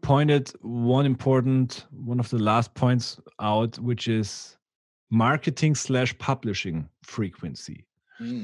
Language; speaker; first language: English; non-native, fluent; German